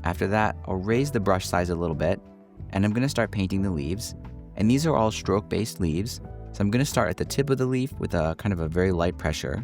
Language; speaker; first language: English; native; English